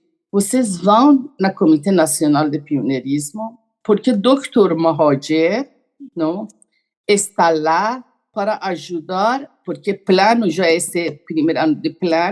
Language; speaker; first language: Portuguese; non-native, learner; Persian